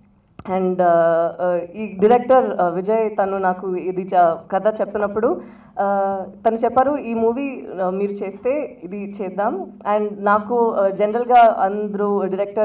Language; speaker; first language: Telugu; non-native, local second language; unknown